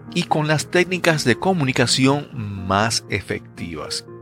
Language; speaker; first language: Spanish; native; Spanish